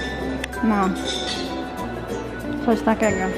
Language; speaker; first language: Polish; non-native, learner; Filipino